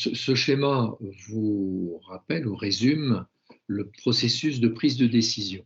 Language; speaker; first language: French; native; French